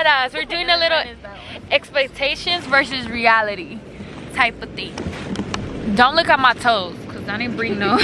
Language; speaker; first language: English; native; English